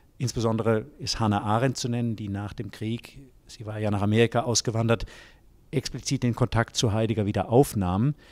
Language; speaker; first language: German; native; German